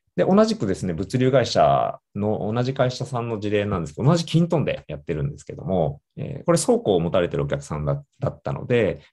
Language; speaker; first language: Japanese; native; Japanese